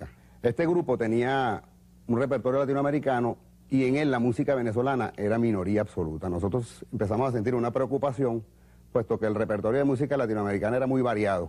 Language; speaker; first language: Spanish; native; Spanish